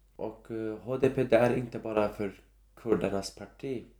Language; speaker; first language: Swedish; non-native, fluent; Turkish